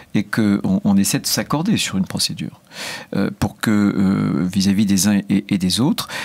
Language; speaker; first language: French; native; French